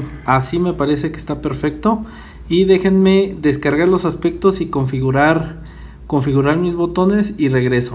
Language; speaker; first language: Spanish; native; Spanish